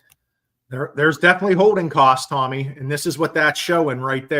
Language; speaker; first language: English; native; English